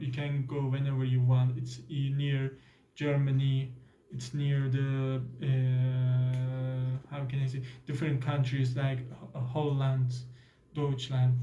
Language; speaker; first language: English; non-native, learner; Turkish